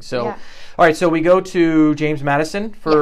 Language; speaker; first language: English; native; English